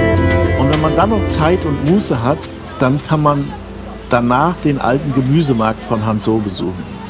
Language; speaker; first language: German; native; German